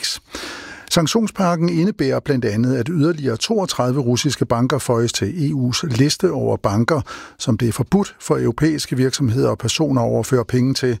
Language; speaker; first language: Danish; native; Danish